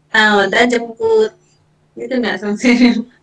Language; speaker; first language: Korean; non-native, learner; Indonesian